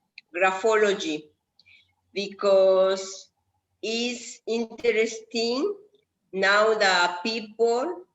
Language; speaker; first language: English; non-native, learner; Spanish